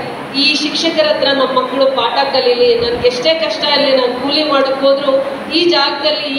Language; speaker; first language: Kannada; native; Kannada